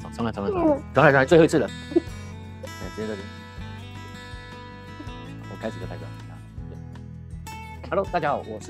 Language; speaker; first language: Chinese; native; Chinese